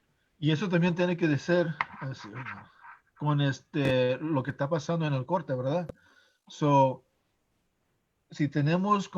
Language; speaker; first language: Spanish; non-native, fluent; English